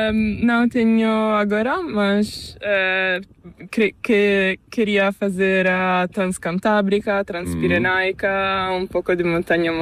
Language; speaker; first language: Spanish; non-native, learner; Portuguese